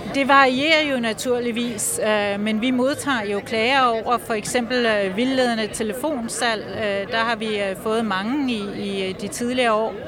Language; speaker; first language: Danish; native; Danish